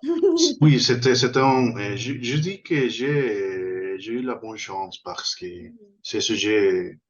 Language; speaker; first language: French; non-native, fluent; Spanish